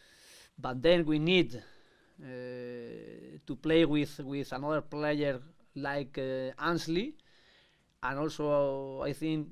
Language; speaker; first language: English; non-native, learner; Spanish